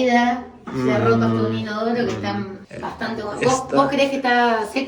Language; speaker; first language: Spanish; native; Spanish